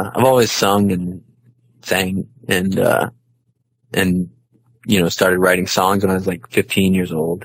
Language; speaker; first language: English; native; English